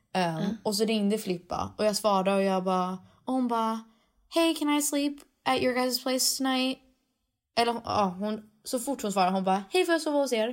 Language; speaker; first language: Swedish; native; Swedish